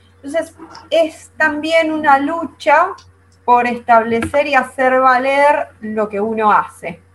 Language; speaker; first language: Spanish; native; Spanish